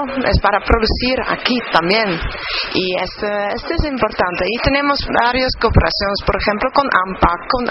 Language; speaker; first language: Spanish; non-native, fluent; Dutch